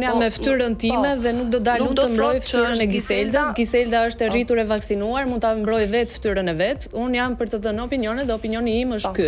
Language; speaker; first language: Albanian; native; Albanian